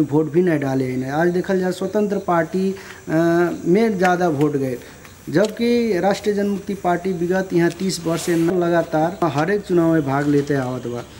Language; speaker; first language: Bhojpuri; non-native, local second language; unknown